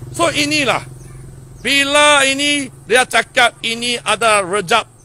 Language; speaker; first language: Malay; non-native, local second language; Chinese